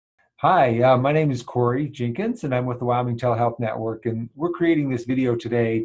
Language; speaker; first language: English; native; English